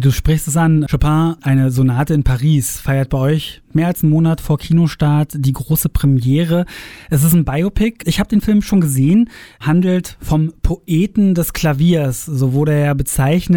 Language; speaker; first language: German; native; German